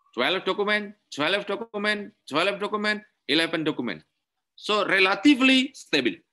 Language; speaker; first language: English; non-native, learner; Indonesian